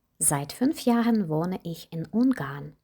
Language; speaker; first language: German; non-native, fluent; Ukrainian